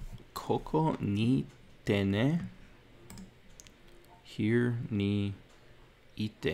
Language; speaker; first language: Japanese; non-native, learner; English